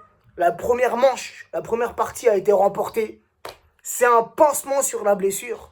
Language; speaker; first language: French; native; French